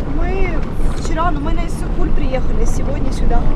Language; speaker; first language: Russian; native; Russian